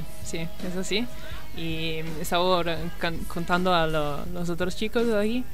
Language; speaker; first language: Spanish; non-native, learner; Italian